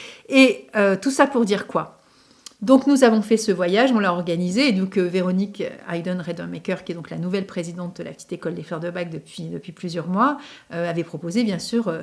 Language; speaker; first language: French; native; French